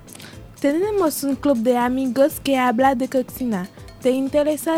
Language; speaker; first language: Spanish; non-native, learner; French